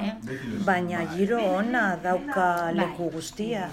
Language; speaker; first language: Basque; non-native, learner; Spanish